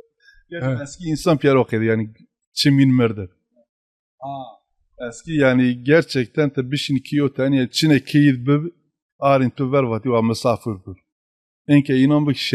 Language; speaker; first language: Turkish; non-native, local second language; Zaza